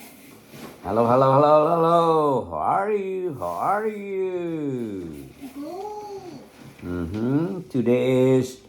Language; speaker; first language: English; non-native, learner; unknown